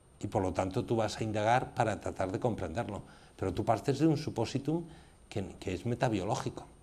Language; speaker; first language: Spanish; native; Spanish